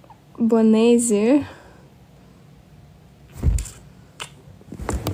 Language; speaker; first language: English; non-native, learner; Russian